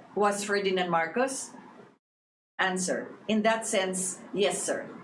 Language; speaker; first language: English; non-native, local second language; Filipino